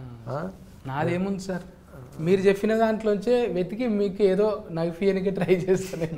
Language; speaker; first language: Telugu; native; Telugu